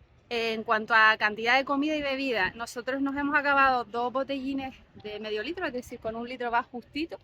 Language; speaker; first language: Spanish; native; Spanish